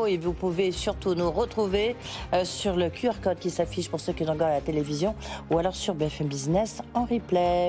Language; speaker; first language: French; native; French